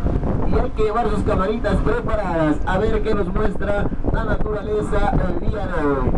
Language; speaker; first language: Spanish; native; Spanish